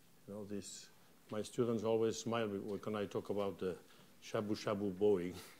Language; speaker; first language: English; non-native, fluent; Catalan